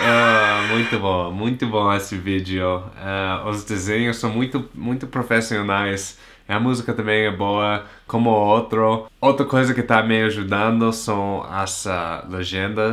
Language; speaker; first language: Portuguese; non-native, learner; English